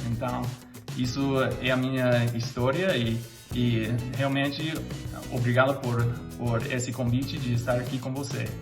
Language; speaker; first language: Portuguese; non-native, fluent; English